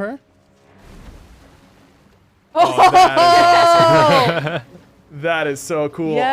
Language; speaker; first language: English; native; English